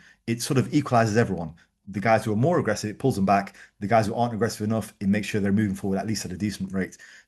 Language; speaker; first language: English; native; English